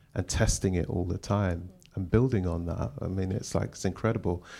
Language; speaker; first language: English; native; English